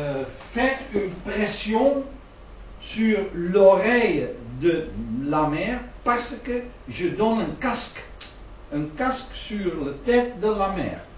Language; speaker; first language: French; non-native, learner; Dutch